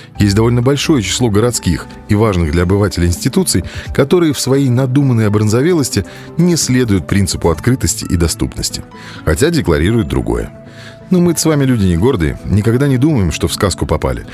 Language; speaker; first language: Russian; native; Russian